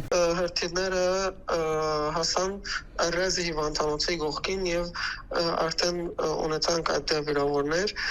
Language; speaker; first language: Armenian; native; Armenian